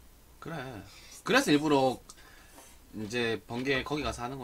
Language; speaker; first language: Korean; native; Korean